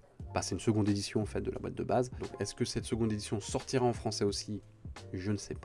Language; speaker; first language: French; native; French